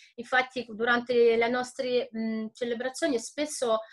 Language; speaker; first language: Italian; non-native, fluent; Ukrainian